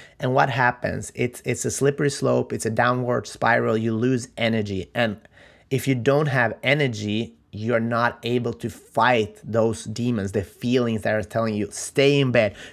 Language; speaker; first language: English; non-native, fluent; Macedonian